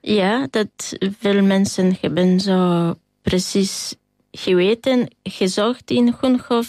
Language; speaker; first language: Dutch; non-native, fluent; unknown